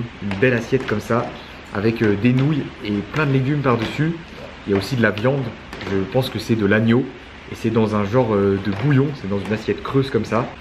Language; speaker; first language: French; native; French